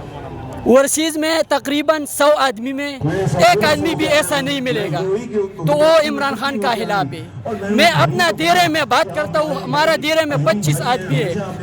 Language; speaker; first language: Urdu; non-native, local second language; Pashto